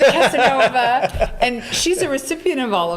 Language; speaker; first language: English; native; English